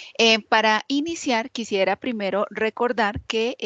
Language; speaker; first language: Spanish; native; Spanish